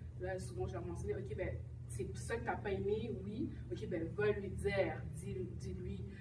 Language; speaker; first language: French; native; French